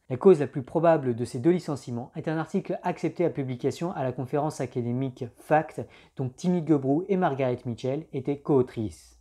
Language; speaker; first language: French; native; French